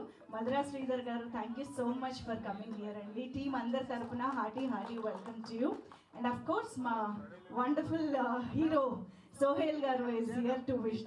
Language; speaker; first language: Telugu; native; Telugu